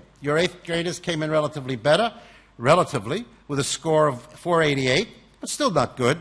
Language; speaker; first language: English; native; English